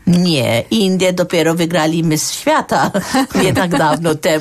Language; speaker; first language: Polish; non-native, fluent; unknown